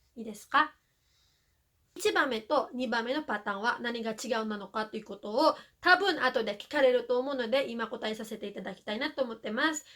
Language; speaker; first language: Japanese; non-native, fluent; Filipino